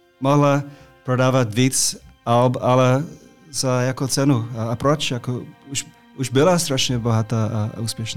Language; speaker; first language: Czech; non-native, fluent; English